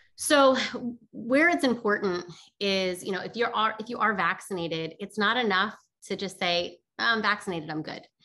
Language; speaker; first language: English; native; English